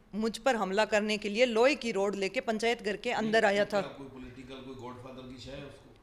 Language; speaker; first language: Hindi; native; Hindi